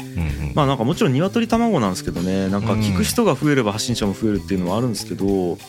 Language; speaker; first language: Japanese; native; Japanese